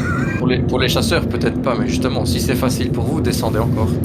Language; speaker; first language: French; native; French